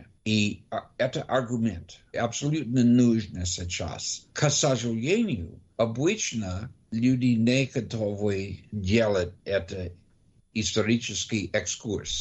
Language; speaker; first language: Russian; non-native, learner; English